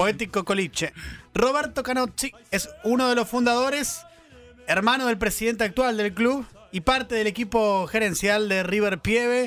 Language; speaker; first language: Spanish; native; Spanish